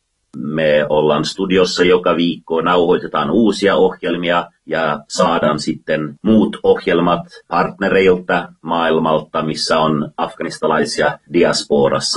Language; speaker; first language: Finnish; non-native, fluent; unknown